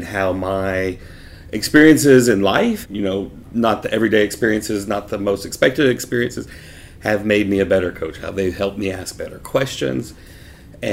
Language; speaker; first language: English; native; English